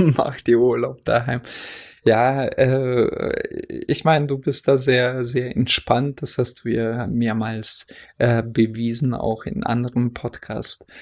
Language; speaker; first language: German; non-native, fluent; Russian